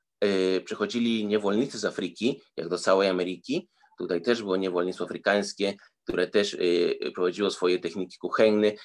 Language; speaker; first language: Polish; early bilingual, heritage; Spanish